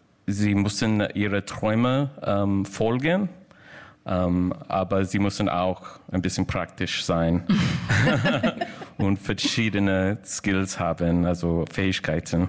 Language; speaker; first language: German; non-native, learner; English